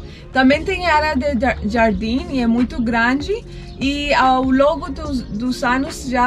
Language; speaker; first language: Portuguese; non-native, fluent; Spanish